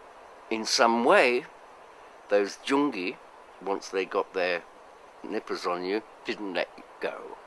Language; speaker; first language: English; native; English